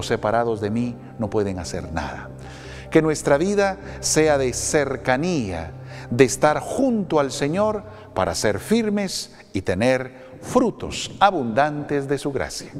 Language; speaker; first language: Spanish; native; Spanish